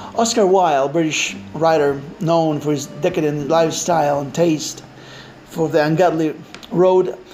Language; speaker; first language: English; non-native, fluent; Spanish